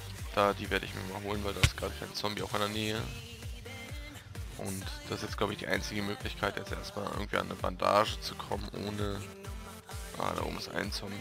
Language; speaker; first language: German; native; German